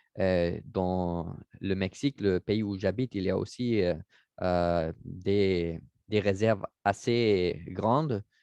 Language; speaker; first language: French; non-native, learner; German